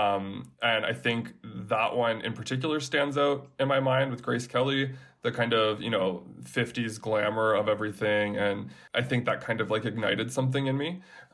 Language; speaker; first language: English; native; English